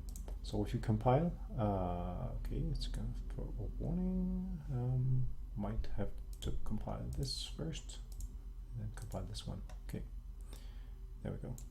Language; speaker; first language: English; non-native, fluent; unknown